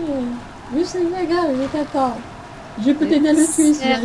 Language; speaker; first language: French; native; French